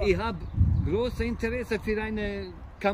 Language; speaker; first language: German; non-native, learner; Bosnian